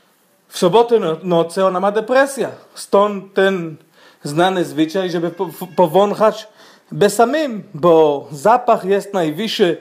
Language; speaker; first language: Polish; non-native, fluent; Hebrew